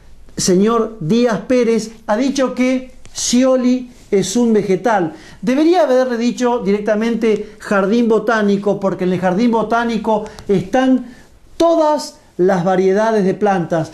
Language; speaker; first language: Spanish; native; Spanish